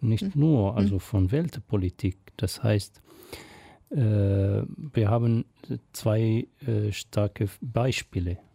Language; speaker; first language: German; non-native, fluent; Arabic